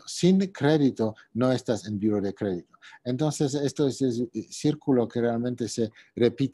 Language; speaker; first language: Spanish; non-native, fluent; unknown